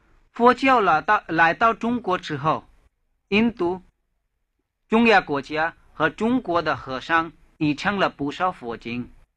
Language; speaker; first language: Chinese; non-native, fluent; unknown